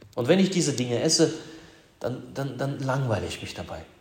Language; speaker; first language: German; early bilingual, other home language; Russian